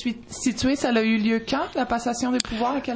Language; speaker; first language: French; native; French